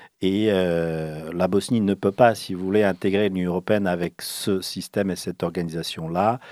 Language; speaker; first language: French; early bilingual, other home language; Bosnian